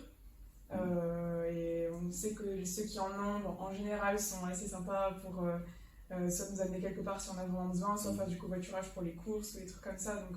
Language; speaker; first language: French; native; French